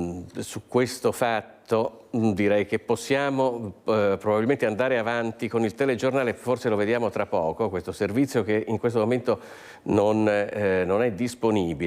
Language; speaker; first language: Italian; native; Italian